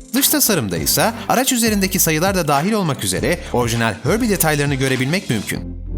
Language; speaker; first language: Turkish; native; Turkish